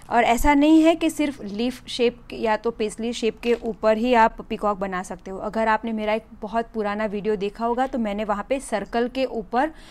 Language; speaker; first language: Hindi; non-native, local second language; Gujarati